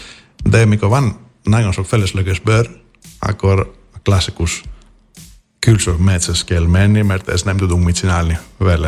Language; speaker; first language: Hungarian; non-native, fluent; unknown